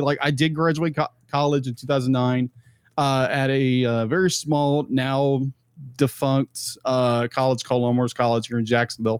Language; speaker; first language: English; native; English